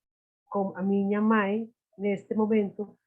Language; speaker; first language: Portuguese; non-native, learner; Spanish